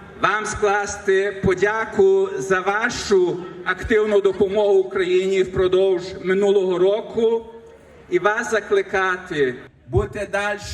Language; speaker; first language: Ukrainian; early bilingual, heritage; Ukrainian